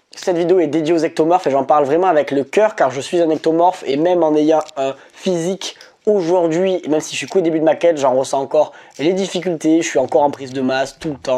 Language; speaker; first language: French; native; French